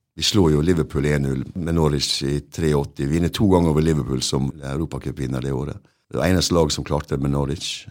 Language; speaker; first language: Norwegian; native; Norwegian